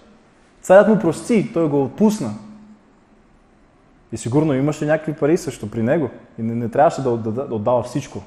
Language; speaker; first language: Bulgarian; non-native, fluent; Russian